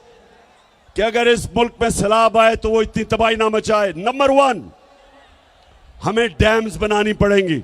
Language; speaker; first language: Urdu; native; Urdu